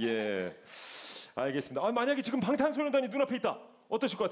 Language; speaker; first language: Korean; native; Korean